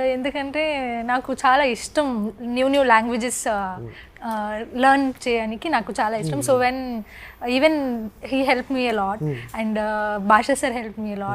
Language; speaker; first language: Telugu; non-native, learner; Hindi